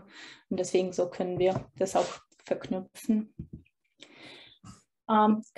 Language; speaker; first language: German; non-native, fluent; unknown